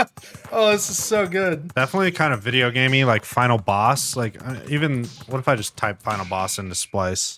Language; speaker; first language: English; native; English